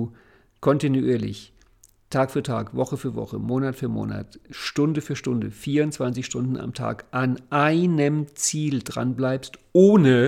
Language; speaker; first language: German; native; German